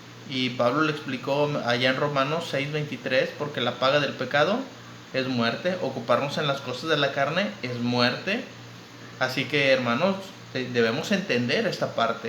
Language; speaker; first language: Spanish; native; Spanish